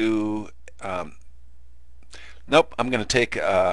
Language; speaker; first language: English; native; English